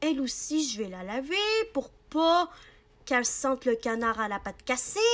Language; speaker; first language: French; native; French